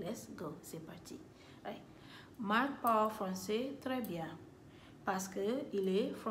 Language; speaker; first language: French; non-native, learner; English